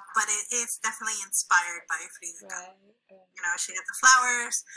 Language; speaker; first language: English; early bilingual, other home language; Spanish